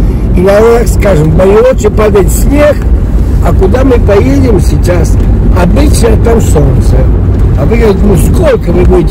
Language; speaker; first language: Russian; early bilingual, heritage; Russian